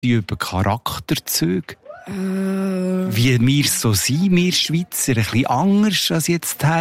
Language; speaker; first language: German; native; German